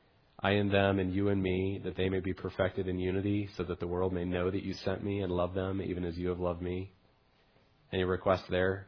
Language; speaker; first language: English; native; English